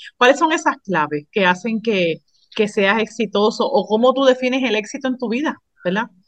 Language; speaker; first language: Spanish; native; Spanish